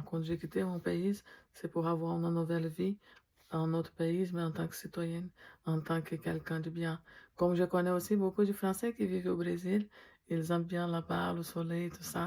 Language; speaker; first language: French; non-native, fluent; Portuguese